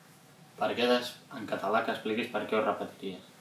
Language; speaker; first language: Catalan; native; Catalan